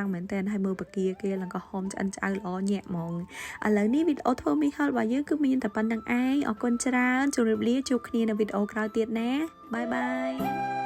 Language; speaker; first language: Khmer; native; Khmer